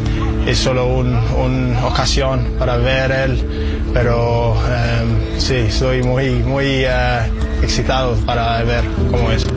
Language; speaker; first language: Spanish; non-native, learner; English